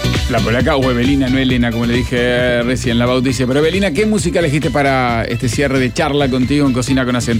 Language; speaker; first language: Spanish; native; Spanish